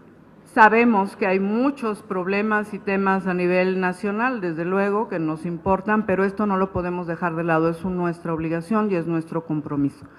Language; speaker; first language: Spanish; native; Spanish